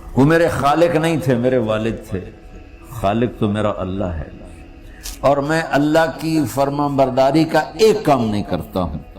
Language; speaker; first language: Urdu; non-native, local second language; Punjabi